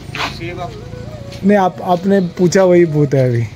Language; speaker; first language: Hindi; non-native, local second language; Marathi